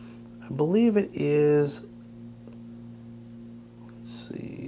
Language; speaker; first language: English; native; English